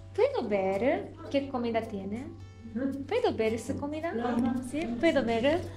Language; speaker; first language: Spanish; non-native, learner; Japanese